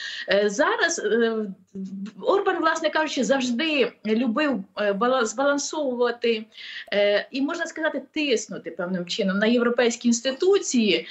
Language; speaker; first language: Ukrainian; native; Ukrainian